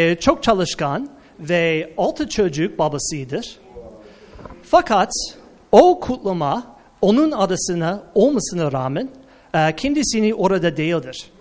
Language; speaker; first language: Turkish; non-native, fluent; English